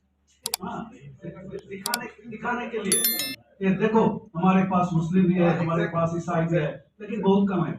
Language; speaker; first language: Hindi; non-native, local second language; Bangla